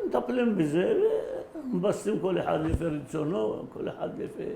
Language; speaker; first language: Hebrew; early bilingual, other home language; Arabic